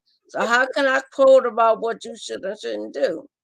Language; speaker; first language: English; native; English